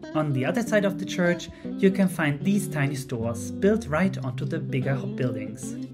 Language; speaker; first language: English; non-native, fluent; Dutch